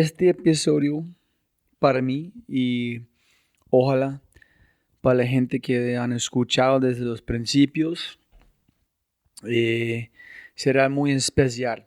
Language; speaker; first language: Spanish; non-native, fluent; English